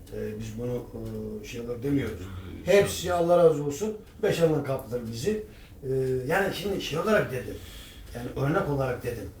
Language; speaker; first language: Turkish; native; Turkish